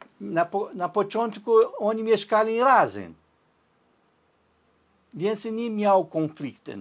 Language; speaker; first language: Polish; early bilingual, heritage; Portuguese